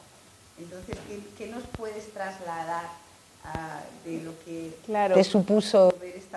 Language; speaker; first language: Spanish; native; Spanish